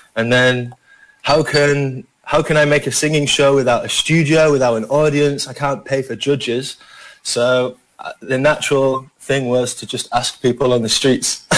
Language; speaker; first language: English; native; English